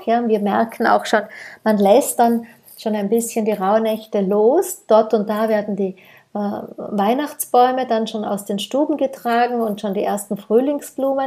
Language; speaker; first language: German; native; German